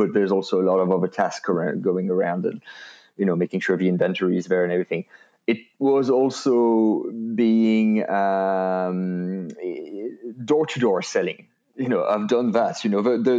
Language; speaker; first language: English; non-native, fluent; French